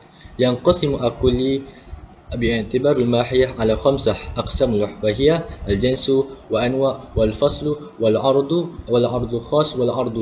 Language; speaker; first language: Arabic; non-native, learner; Malay